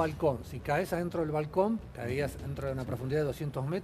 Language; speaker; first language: Spanish; native; Spanish